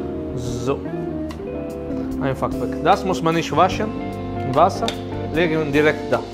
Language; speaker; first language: German; non-native, learner; Italian